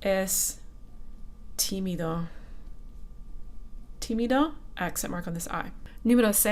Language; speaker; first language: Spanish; non-native, fluent; English